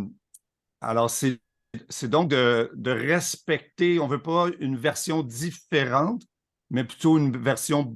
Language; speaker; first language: French; native; French